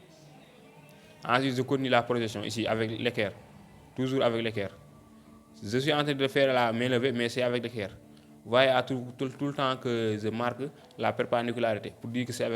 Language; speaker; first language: French; non-native, local second language; Wolof